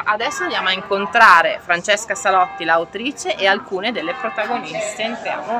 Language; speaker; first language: Italian; native; Italian